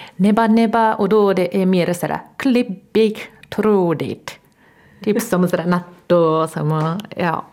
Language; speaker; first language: Swedish; non-native, fluent; Japanese